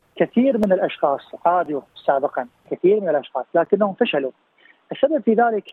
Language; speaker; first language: Arabic; native; Arabic